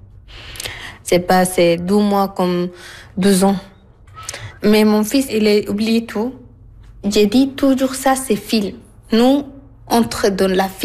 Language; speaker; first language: French; non-native, learner; Arabic